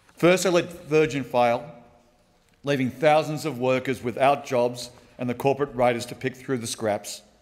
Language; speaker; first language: English; native; English